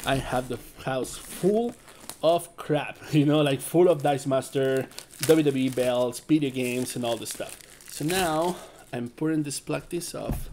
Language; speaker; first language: English; non-native, learner; Spanish